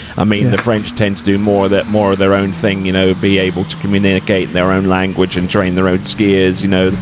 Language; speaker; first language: English; native; English